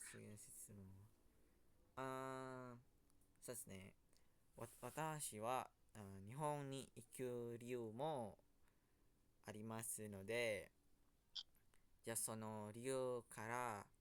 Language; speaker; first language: Japanese; non-native, learner; Indonesian